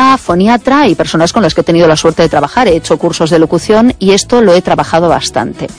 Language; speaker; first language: Spanish; native; Spanish